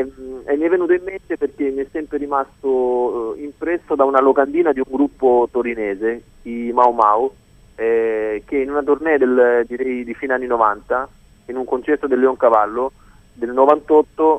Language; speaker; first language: Italian; native; Italian